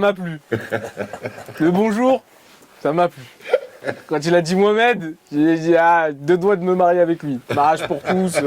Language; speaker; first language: French; native; French